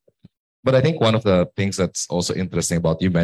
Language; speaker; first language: English; non-native, local second language; Filipino